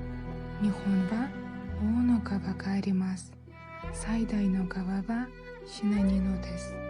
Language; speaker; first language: Japanese; non-native, learner; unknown